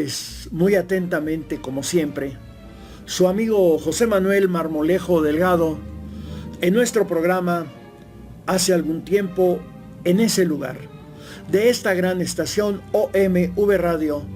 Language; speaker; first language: Spanish; native; Spanish